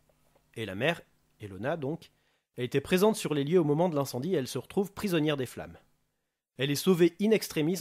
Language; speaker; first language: French; native; French